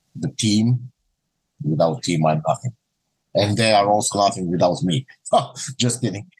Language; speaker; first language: English; non-native, learner; Croatian